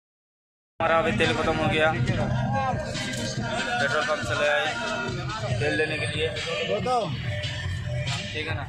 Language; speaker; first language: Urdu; non-native, local second language; Bangla